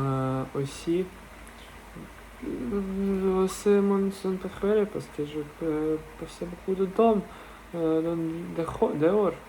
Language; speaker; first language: French; non-native, learner; Russian